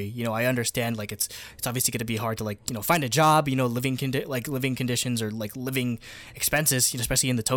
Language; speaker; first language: English; early bilingual, other home language; Filipino